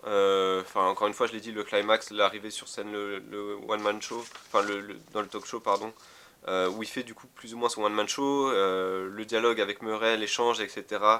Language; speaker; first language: French; native; French